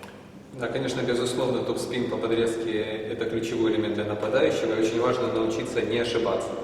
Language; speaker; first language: Russian; native; Russian